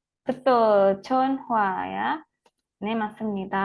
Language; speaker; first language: Korean; non-native, fluent; Indonesian